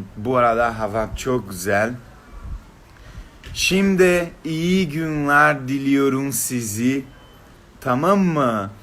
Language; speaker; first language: Turkish; non-native, learner; Portuguese